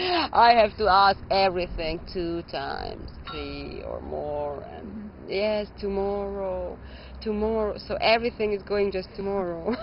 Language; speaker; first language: English; non-native, fluent; Hungarian